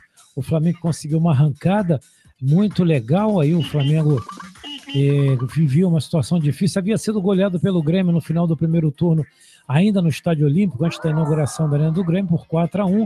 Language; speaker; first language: Portuguese; native; Portuguese